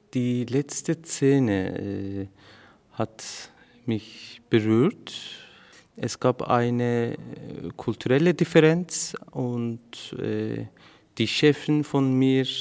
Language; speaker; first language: German; non-native, learner; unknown